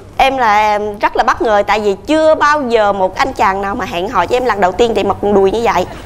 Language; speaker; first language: Vietnamese; native; Vietnamese